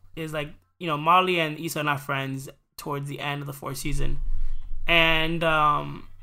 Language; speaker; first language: English; early bilingual, other home language; Spanish